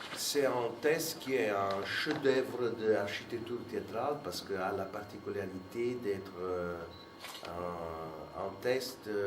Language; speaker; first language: French; non-native, fluent; Italian